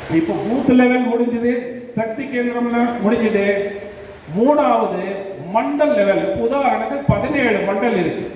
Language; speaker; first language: Tamil; non-native, local second language; Kannada